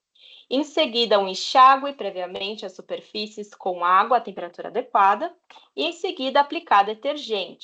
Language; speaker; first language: Portuguese; native; Portuguese